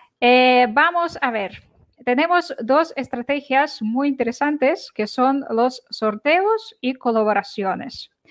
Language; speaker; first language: Spanish; non-native, fluent; Ukrainian